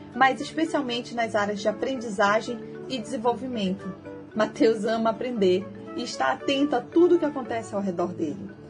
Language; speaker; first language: Portuguese; native; Portuguese